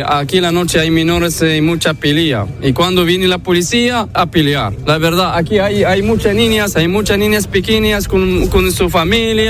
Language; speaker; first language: Spanish; non-native, learner; Arabic